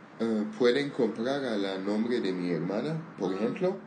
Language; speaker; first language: Spanish; non-native, learner; Armenian